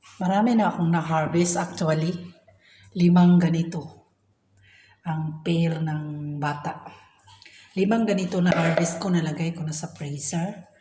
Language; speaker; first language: Filipino; non-native, local second language; Cebuano